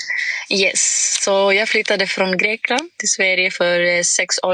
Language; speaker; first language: Swedish; non-native, fluent; Greek